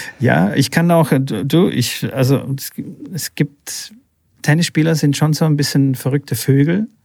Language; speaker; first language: German; early bilingual, other home language; Bulgarian